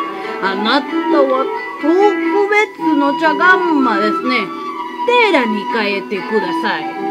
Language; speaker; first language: Japanese; non-native, learner; English